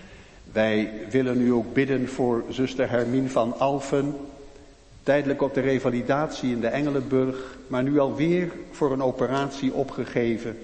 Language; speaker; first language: Dutch; native; Dutch